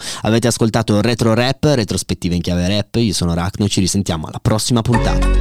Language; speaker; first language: Italian; native; Italian